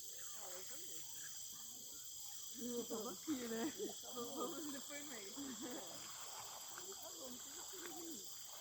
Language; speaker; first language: Portuguese; non-native, learner; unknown